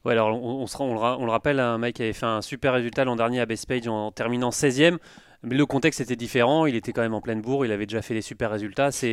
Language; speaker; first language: French; native; French